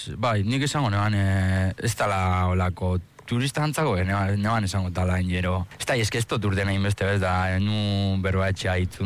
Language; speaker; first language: Basque; early bilingual, other home language; Spanish